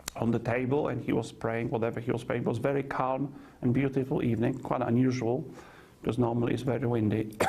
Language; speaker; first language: English; non-native, fluent; Polish